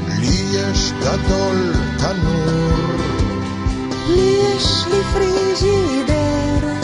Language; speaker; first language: Hebrew; non-native, learner; Portuguese